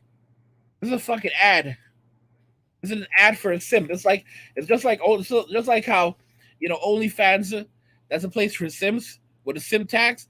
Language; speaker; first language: English; native; English